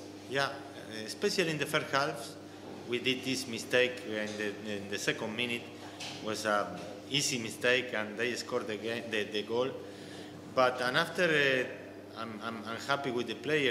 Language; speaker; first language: English; non-native, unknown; Arabic